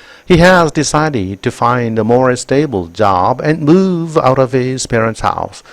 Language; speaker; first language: English; non-native, fluent; Korean